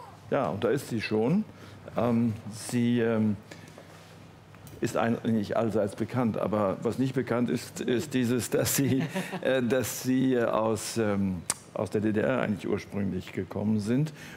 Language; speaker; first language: German; native; German